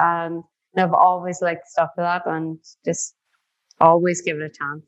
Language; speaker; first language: English; native; English